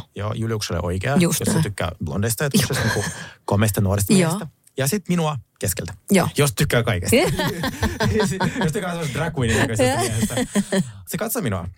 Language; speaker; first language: Finnish; early bilingual, other home language; Russian